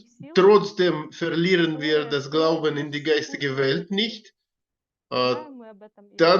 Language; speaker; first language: German; non-native, learner; Russian